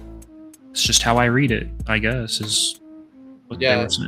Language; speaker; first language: English; native; English